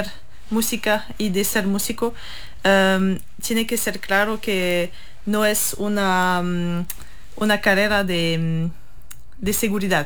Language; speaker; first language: Spanish; non-native, fluent; French